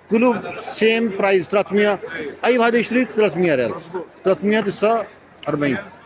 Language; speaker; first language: Arabic; non-native, learner; Urdu